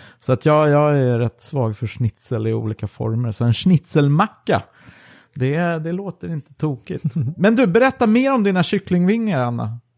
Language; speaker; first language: Swedish; early bilingual, other home language; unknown